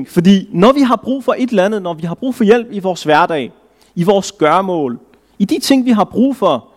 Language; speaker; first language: Danish; early bilingual, other home language; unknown